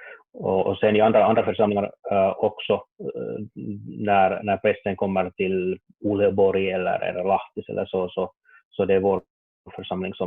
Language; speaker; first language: Swedish; non-native, learner; Finnish